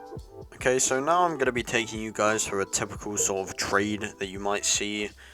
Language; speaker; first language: English; native; English